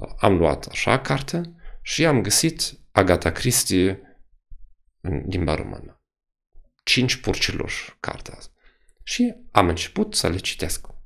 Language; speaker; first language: Romanian; non-native, fluent; German